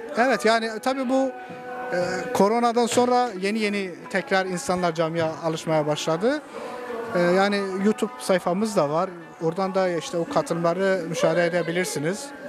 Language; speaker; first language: Turkish; non-native, local second language; Zaza